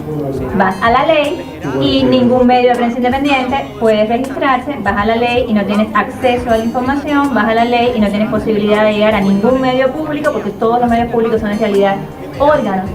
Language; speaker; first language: Spanish; native; Spanish